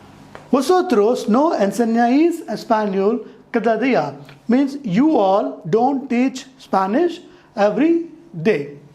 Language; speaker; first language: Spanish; non-native, fluent; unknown